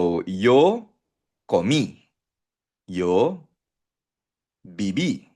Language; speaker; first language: Spanish; non-native, fluent; Filipino